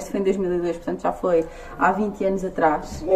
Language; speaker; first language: Portuguese; native; Portuguese